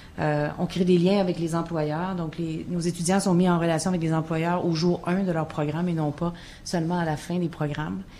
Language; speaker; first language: French; native; French